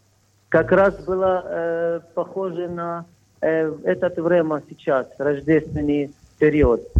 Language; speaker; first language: Russian; non-native, fluent; Arabic